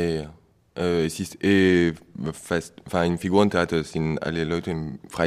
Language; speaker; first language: German; non-native, learner; French